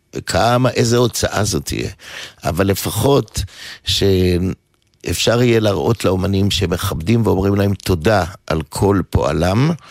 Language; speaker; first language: Hebrew; native; Hebrew